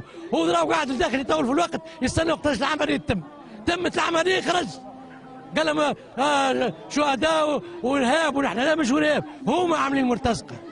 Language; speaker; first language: Arabic; native; Arabic